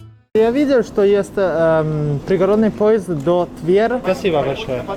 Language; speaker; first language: Russian; non-native, learner; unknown